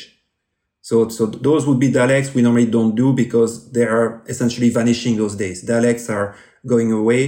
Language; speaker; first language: English; non-native, fluent; French